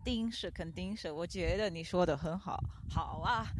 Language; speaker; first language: Chinese; non-native, fluent; Croatian